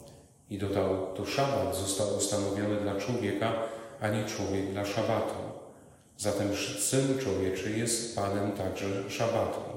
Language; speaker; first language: Polish; native; Polish